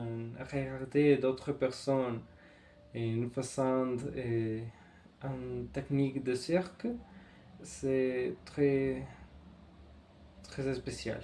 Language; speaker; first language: French; non-native, fluent; Spanish